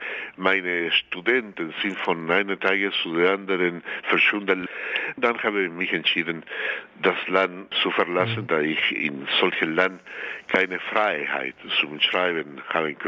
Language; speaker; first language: German; non-native, fluent; Spanish